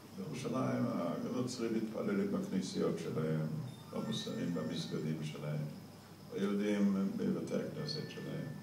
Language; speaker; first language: Hebrew; early bilingual, other home language; Yiddish